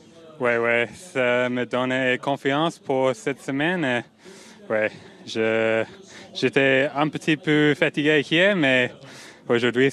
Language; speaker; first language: French; non-native, learner; English